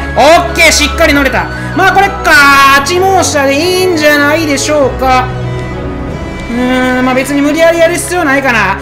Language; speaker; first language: Japanese; native; Japanese